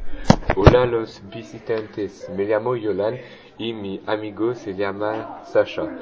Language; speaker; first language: Spanish; non-native, learner; French